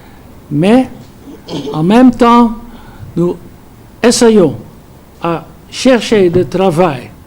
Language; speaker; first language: French; non-native, fluent; Dutch